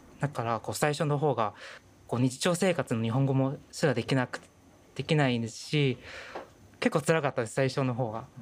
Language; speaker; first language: Japanese; non-native, fluent; Chinese